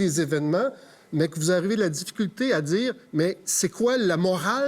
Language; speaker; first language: French; native; French